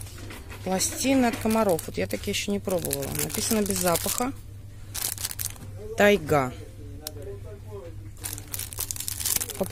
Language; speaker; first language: Russian; native; Russian